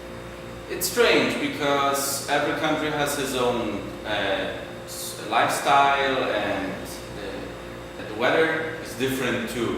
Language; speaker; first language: English; non-native, fluent; German